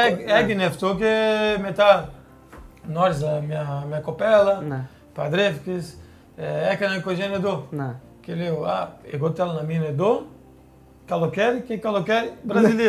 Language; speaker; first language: Greek; non-native, fluent; Portuguese